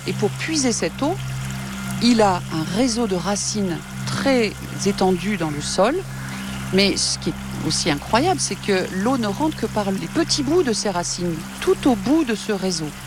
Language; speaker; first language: French; native; French